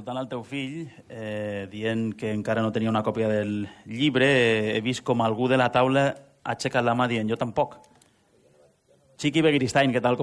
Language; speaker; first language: Catalan; native; Catalan